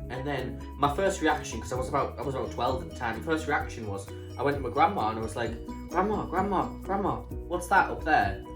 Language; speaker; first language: English; native; English